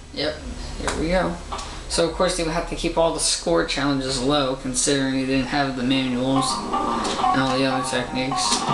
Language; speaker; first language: English; native; English